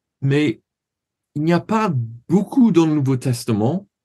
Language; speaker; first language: French; non-native, learner; English